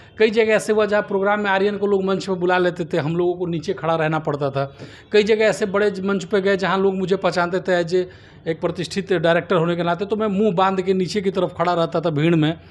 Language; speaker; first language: Hindi; native; Hindi